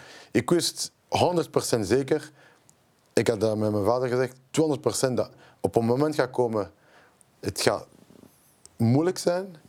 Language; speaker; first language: Dutch; non-native, local second language; French